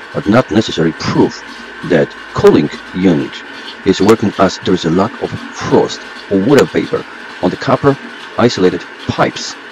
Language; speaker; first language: English; non-native, fluent; Polish